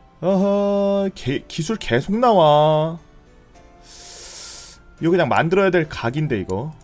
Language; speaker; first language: Korean; native; Korean